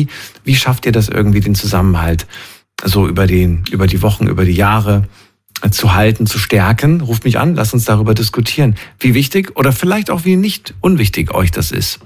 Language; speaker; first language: German; native; German